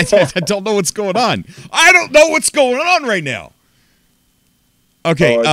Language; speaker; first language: English; native; English